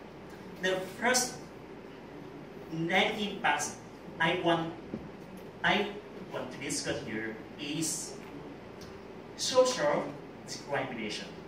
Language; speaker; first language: English; non-native, learner; Vietnamese